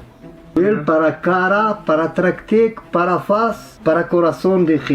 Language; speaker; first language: Spanish; non-native, learner; Arabic